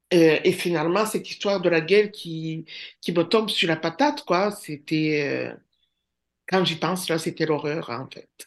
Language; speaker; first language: French; non-native, local second language; Kinyarwanda